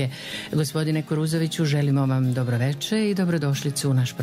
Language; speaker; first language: Serbian; native; Serbian